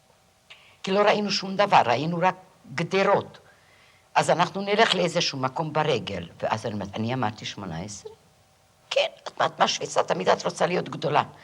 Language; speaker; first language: Hebrew; non-native, fluent; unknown